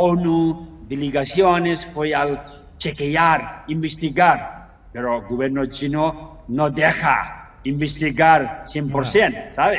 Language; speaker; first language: Spanish; non-native, learner; Tibetan